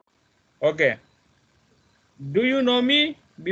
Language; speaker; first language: English; non-native, fluent; Malay